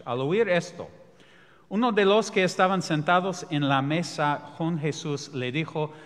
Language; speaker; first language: Spanish; non-native, fluent; English